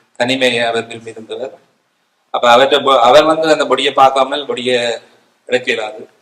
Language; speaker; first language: Tamil; native; Tamil